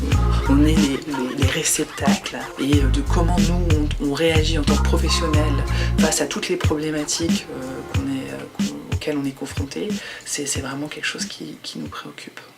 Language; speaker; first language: French; native; French